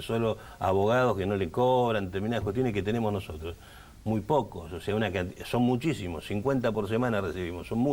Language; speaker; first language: Spanish; native; Spanish